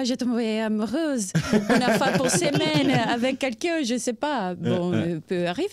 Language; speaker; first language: French; non-native, fluent; Portuguese